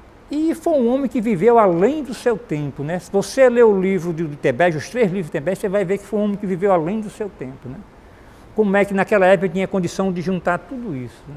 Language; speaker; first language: Portuguese; native; Portuguese